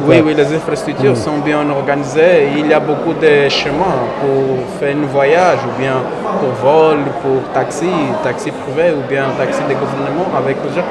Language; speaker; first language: French; non-native, fluent; Portuguese